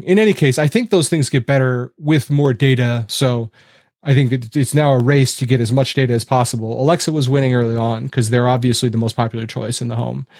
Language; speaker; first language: English; native; English